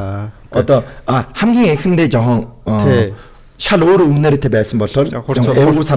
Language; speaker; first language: Mongolian; non-native, fluent; Korean